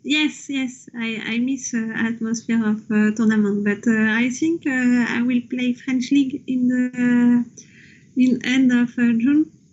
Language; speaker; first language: English; non-native, learner; French